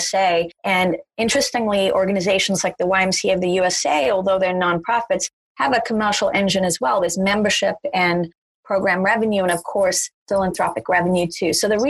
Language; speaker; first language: English; native; English